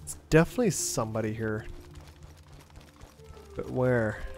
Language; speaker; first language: English; non-native, fluent; Dutch